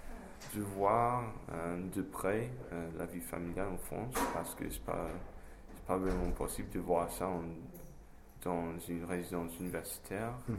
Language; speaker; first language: French; non-native, fluent; English